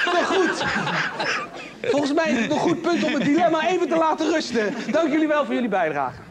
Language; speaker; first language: Dutch; native; Dutch